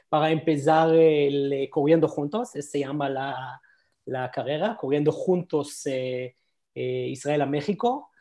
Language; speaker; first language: Spanish; non-native, learner; Hebrew